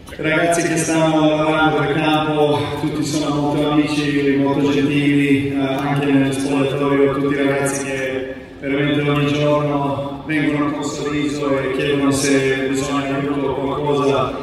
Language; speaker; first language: Italian; non-native, fluent; Serbian